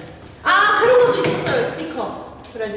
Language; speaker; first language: Korean; non-native, learner; Portuguese